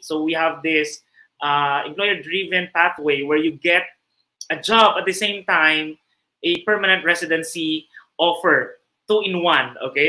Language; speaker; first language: English; non-native, local second language; Filipino